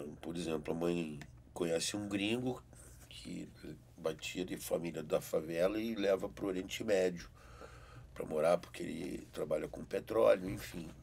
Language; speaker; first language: Portuguese; early bilingual, heritage; Portuguese